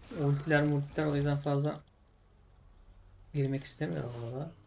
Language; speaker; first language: Turkish; native; Turkish